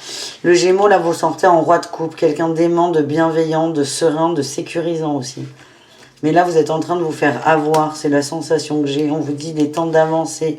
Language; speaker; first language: French; native; French